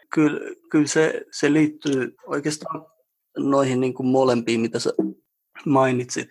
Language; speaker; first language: Finnish; early bilingual, other home language; Albanian